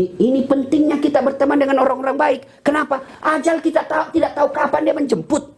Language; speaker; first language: Indonesian; non-native, local second language; Buginese